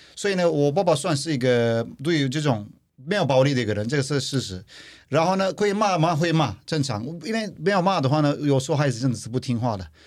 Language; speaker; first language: Chinese; non-native, fluent; Turkish